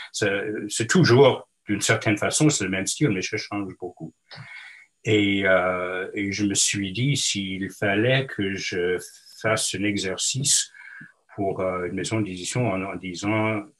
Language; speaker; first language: French; non-native, local second language; English